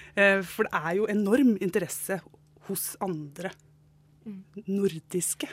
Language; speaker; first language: Norwegian; native; Norwegian